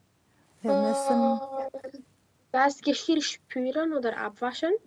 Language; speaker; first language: German; non-native, learner; Romanian